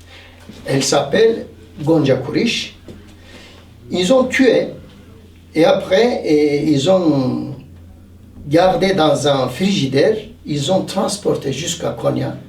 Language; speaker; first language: French; non-native, learner; Turkish